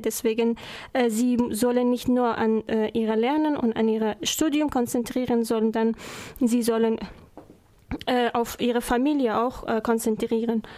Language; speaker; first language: German; non-native, learner; Persian